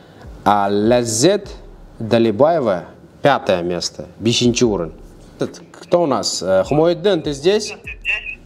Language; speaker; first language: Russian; non-native, fluent; Uzbek